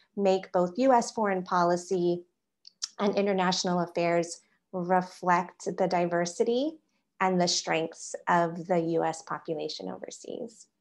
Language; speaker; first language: English; native; English